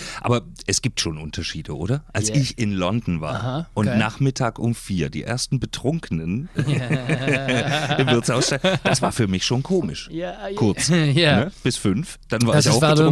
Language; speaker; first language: German; native; German